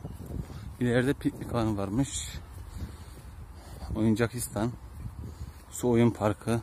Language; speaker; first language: Turkish; native; Turkish